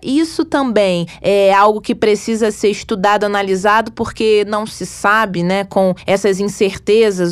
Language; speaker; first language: Portuguese; native; Portuguese